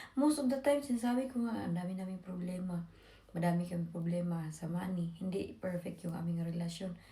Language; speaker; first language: Filipino; non-native, local second language; Cebuano